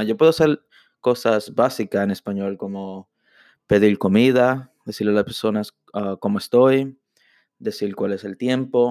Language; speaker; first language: Spanish; early bilingual, heritage; English